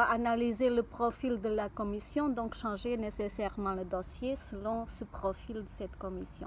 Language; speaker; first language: French; non-native, fluent; Portuguese